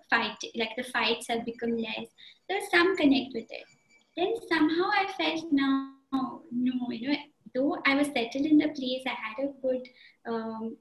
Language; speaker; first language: English; non-native, local second language; Marathi